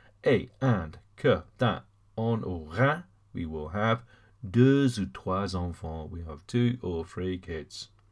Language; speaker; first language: English; native; English